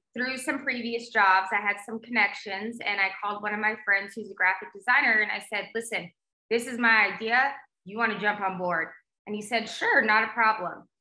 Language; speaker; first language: English; native; English